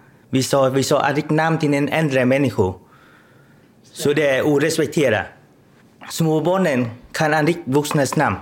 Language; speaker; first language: Swedish; non-native, learner; Vietnamese